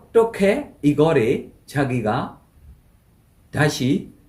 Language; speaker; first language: Korean; non-native, learner; Burmese